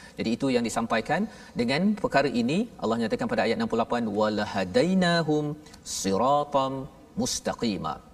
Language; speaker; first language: Malay; native; Malay